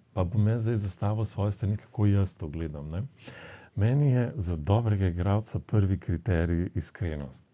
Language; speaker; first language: Slovenian; native; Slovenian